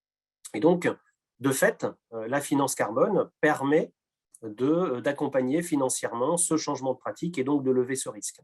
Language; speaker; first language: French; native; French